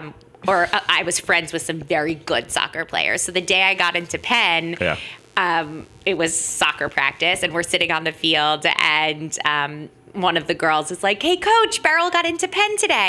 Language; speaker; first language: English; native; English